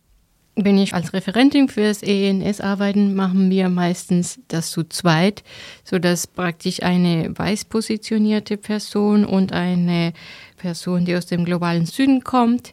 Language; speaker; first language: German; non-native, fluent; Spanish